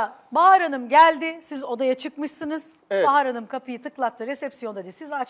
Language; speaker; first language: Turkish; native; Turkish